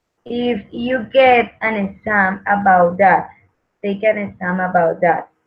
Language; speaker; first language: English; non-native, learner; Spanish